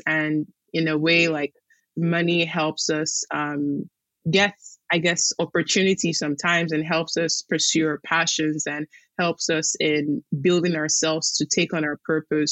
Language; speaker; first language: English; non-native, local second language; Igbo